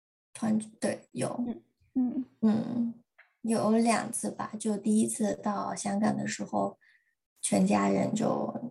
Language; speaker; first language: Chinese; early bilingual, heritage; Chinese